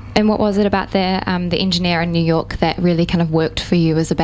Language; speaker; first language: English; native; English